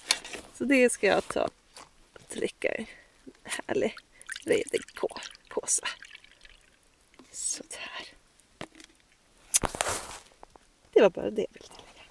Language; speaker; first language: Swedish; native; Swedish